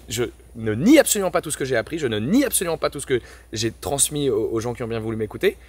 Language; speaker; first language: French; native; French